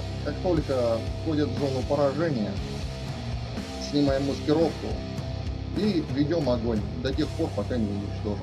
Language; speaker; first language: Russian; native; Russian